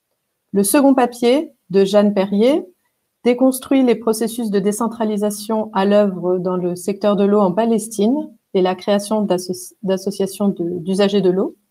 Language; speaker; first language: French; native; French